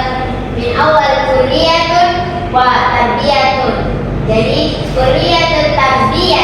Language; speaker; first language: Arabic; non-native, learner; Indonesian